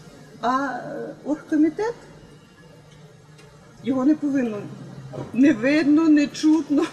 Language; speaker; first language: Ukrainian; native; Ukrainian